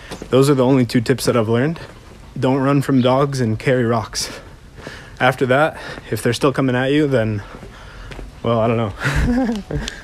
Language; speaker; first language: English; native; English